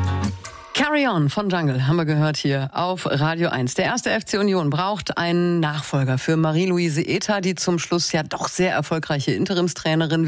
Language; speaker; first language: German; native; German